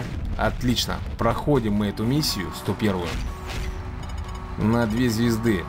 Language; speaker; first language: Russian; native; Russian